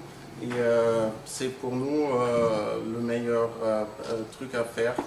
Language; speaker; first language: French; non-native, fluent; German